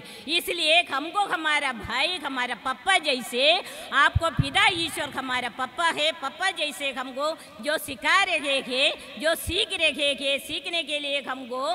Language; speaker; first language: Hindi; non-native, local second language; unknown